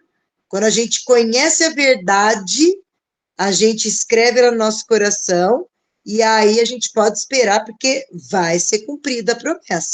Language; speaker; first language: Portuguese; native; Portuguese